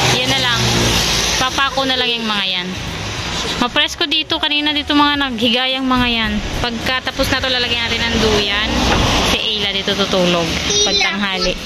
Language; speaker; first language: Filipino; non-native, local second language; Bikol